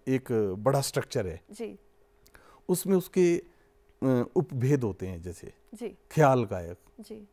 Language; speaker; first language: Hindi; native; Hindi